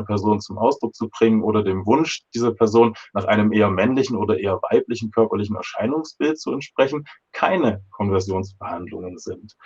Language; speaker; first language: German; native; German